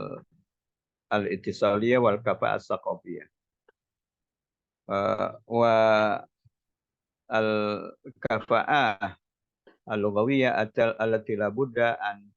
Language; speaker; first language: Arabic; non-native, fluent; Indonesian